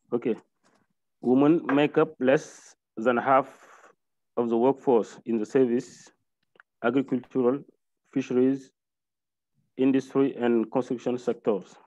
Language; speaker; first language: English; non-native, learner; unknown